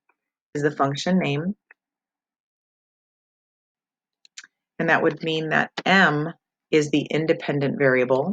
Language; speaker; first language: English; native; English